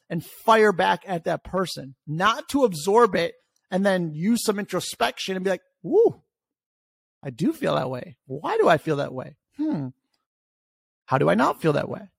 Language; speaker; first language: English; native; English